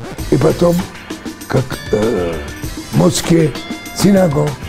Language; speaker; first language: Russian; early bilingual, heritage; French